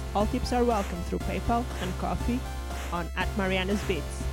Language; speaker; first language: English; non-native, fluent; Portuguese